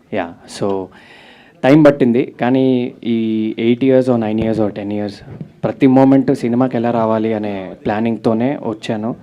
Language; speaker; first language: Telugu; native; Telugu